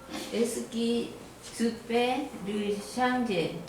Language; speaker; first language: French; non-native, learner; Korean